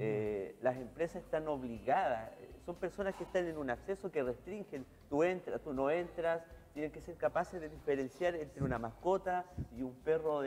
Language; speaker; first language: Spanish; native; Spanish